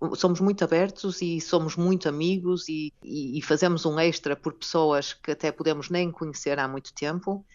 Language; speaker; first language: Portuguese; native; Portuguese